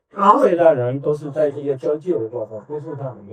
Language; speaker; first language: Chinese; native; Chinese